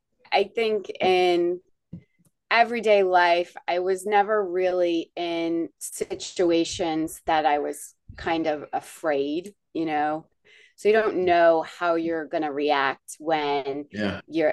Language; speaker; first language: English; native; English